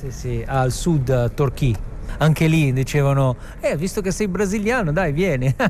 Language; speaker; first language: Italian; non-native, fluent; Portuguese